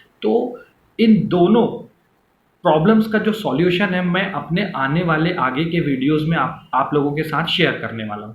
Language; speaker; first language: Hindi; native; Hindi